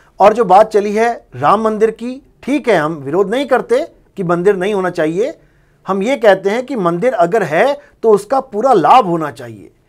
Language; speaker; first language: Hindi; non-native, local second language; Punjabi